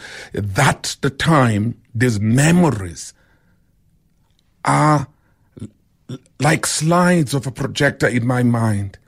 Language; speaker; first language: English; non-native, local second language; Xhosa